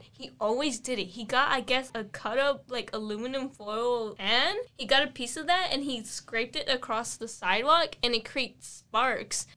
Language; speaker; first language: English; native; English